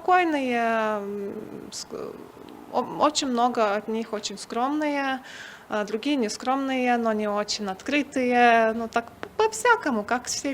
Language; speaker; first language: Russian; non-native, fluent; Lithuanian